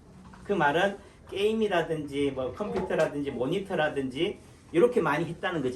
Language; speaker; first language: Korean; native; Korean